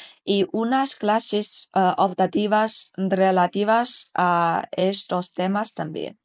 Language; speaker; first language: Spanish; non-native, fluent; Chinese